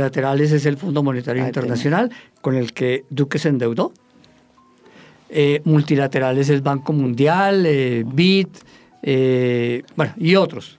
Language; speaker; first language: Spanish; native; Spanish